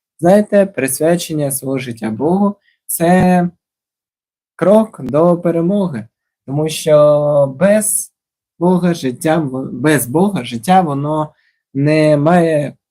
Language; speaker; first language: Ukrainian; non-native, local second language; Russian